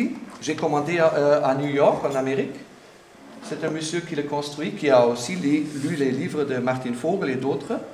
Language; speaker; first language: French; non-native, fluent; German